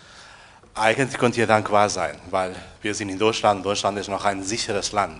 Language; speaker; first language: German; non-native, fluent; Portuguese